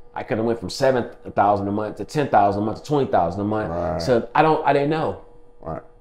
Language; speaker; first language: English; native; English